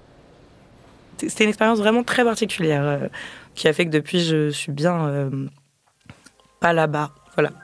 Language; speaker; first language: French; native; French